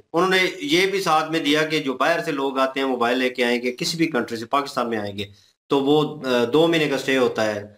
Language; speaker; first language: Urdu; non-native, local second language; Punjabi